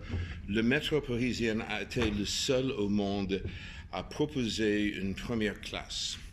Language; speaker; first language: French; non-native, fluent; English